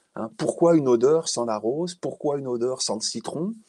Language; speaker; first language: French; native; French